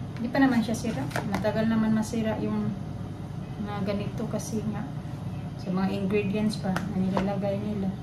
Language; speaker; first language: Filipino; non-native, local second language; Cebuano